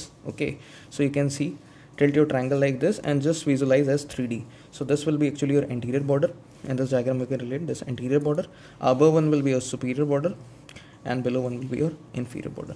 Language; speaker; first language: English; non-native, local second language; Hindi